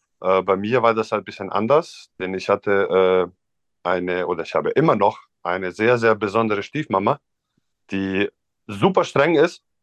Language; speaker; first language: German; non-native, fluent; Serbian